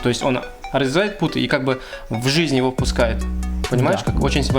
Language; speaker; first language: Russian; native; Russian